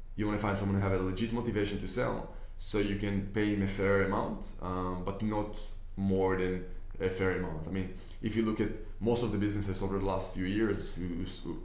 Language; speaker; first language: English; non-native, fluent; Hebrew